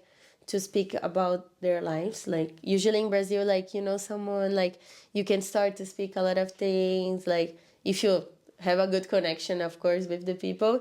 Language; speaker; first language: English; non-native, learner; Portuguese